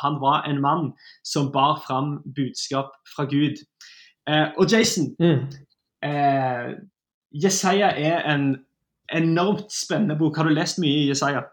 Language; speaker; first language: Norwegian; native; Norwegian